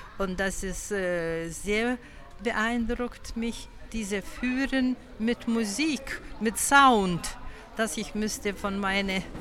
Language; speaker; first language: German; non-native, learner; Lithuanian